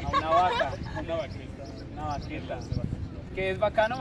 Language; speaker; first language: Spanish; native; Spanish